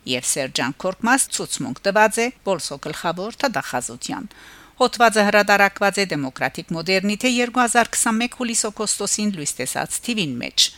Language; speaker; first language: Armenian; native; Armenian